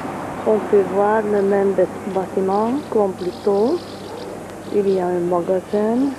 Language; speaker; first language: French; non-native, fluent; Hungarian